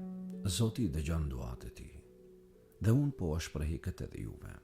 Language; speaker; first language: Albanian; native; Albanian